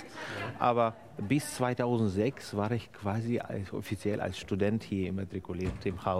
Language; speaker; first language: German; non-native, fluent; Ukrainian